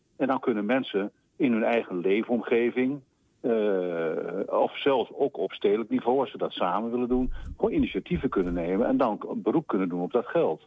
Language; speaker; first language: Dutch; native; Dutch